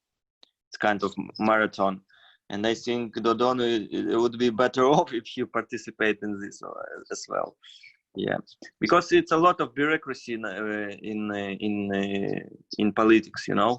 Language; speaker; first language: English; non-native, fluent; Russian